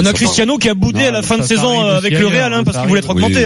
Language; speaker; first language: French; native; French